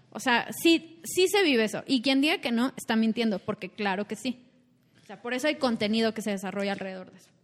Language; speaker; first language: Spanish; native; Spanish